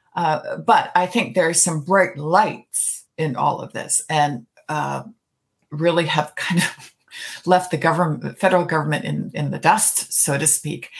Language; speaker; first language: English; native; English